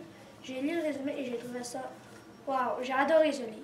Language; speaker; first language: French; native; French